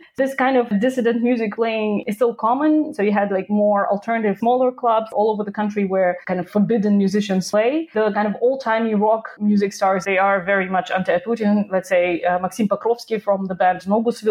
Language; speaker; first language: English; non-native, fluent; Russian